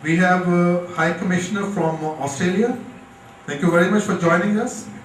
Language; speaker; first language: English; non-native, local second language; Urdu